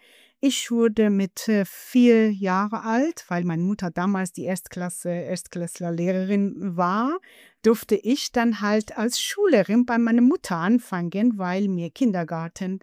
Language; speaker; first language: German; non-native, fluent; Persian